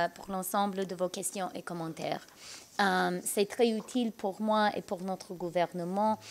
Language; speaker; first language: French; non-native, learner; English